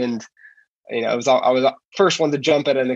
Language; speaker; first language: English; native; English